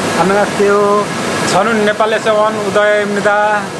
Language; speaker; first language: Korean; non-native, learner; Nepali